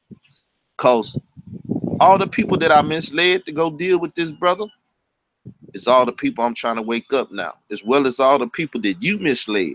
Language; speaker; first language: English; native; English